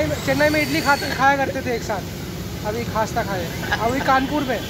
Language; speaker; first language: Hindi; native; Hindi